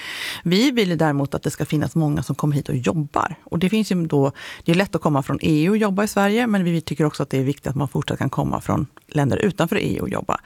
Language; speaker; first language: Swedish; native; Swedish